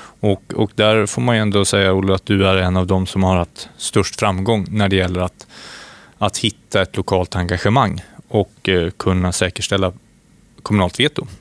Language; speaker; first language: Swedish; native; Swedish